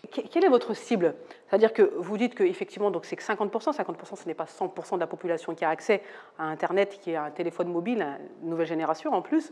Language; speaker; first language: French; native; French